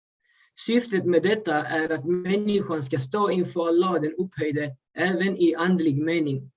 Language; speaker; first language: Swedish; early bilingual, other home language; Urdu